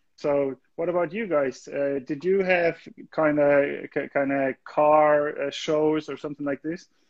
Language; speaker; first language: English; non-native, fluent; German